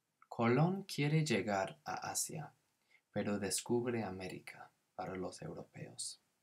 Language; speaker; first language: Spanish; non-native, fluent; English